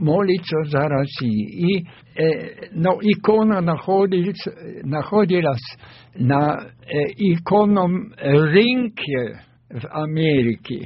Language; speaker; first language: Russian; non-native, fluent; German